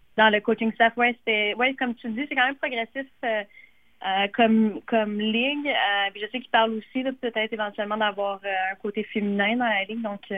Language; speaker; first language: French; native; French